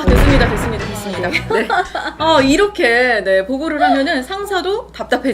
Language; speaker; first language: Korean; native; Korean